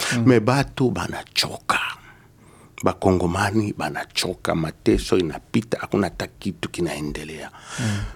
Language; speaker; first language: Swahili; native; Swahili